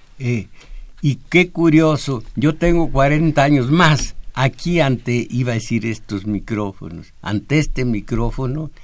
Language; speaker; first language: Spanish; native; Spanish